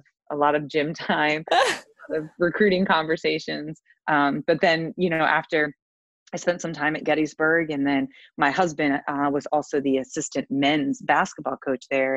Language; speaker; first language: English; native; English